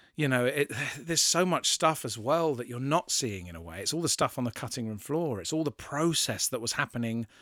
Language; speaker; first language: English; native; English